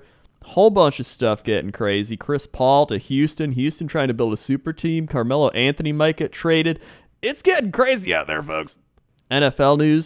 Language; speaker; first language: English; native; English